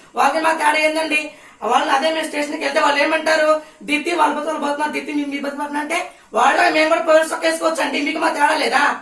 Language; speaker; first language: Telugu; native; Telugu